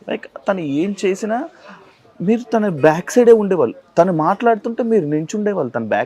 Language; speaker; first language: Telugu; native; Telugu